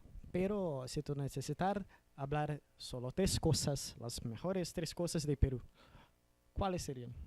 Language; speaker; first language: Spanish; non-native, learner; Portuguese